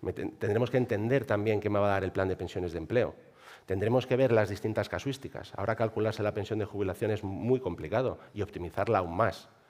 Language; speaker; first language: Spanish; native; Spanish